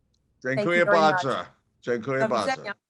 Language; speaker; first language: Polish; non-native, learner; English